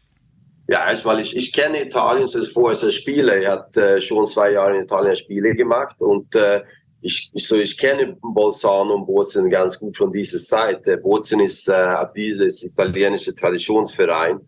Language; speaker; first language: German; non-native, learner; Swedish